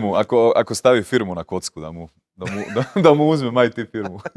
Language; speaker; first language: Croatian; native; Croatian